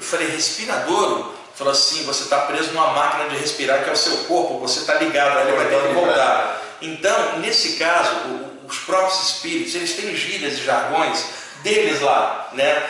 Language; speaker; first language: Portuguese; native; Portuguese